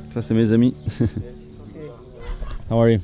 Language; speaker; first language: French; non-native, learner; English